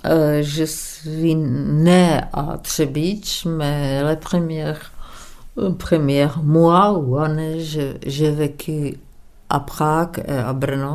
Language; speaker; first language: French; non-native, fluent; Czech